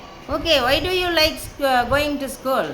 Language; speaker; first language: English; non-native, local second language; Tamil